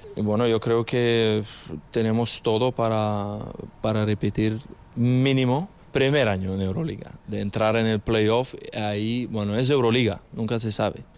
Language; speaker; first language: Spanish; non-native, fluent; Ukrainian